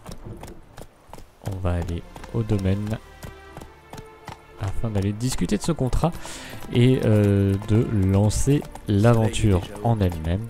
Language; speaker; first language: French; native; French